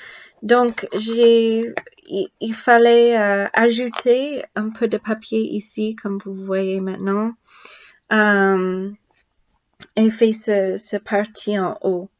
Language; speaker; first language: French; non-native, learner; English